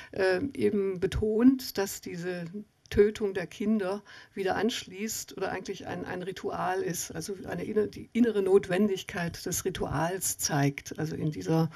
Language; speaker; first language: German; native; German